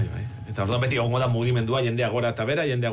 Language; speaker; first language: Basque; native; Basque